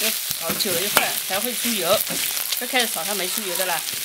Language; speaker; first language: Chinese; native; Chinese